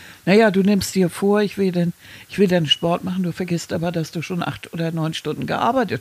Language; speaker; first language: German; native; German